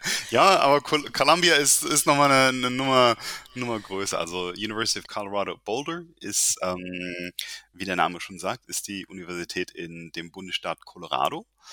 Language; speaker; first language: German; early bilingual, heritage; German